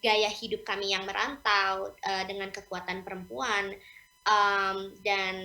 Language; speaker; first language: Indonesian; non-native, local second language; English